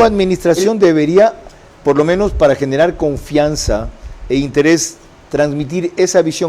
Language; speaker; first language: Spanish; native; Spanish